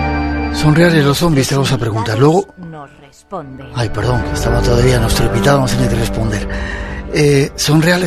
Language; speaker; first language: Spanish; native; Spanish